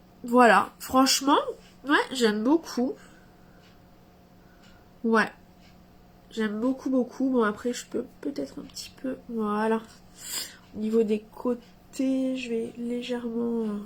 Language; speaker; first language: French; native; French